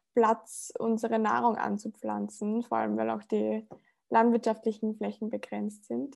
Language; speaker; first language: German; native; German